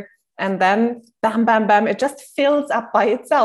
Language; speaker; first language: English; non-native, fluent; German